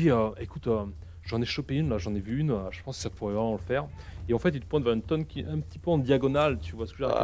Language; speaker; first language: French; native; French